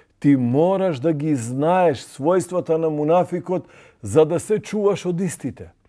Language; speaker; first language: Macedonian; non-native, local second language; Albanian